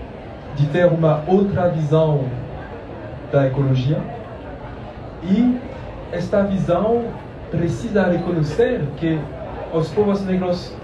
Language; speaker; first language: Portuguese; non-native, learner; French